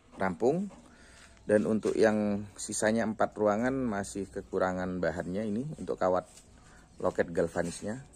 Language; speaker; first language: Indonesian; native; Indonesian